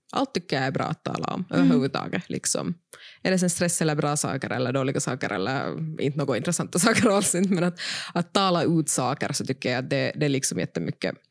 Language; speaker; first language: Swedish; non-native, local second language; Finnish